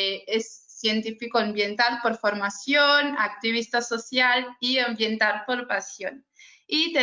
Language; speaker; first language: Spanish; non-native, fluent; Portuguese